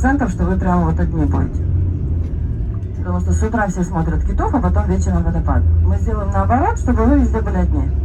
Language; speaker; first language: Russian; native; Russian